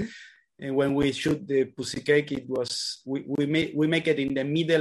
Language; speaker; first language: English; non-native, learner; Spanish